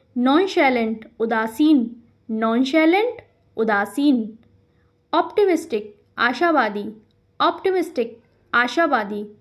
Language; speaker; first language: Hindi; native; Hindi